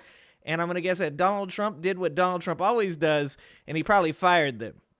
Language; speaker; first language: English; native; English